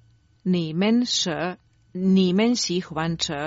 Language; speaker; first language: Chinese; non-native, learner; Croatian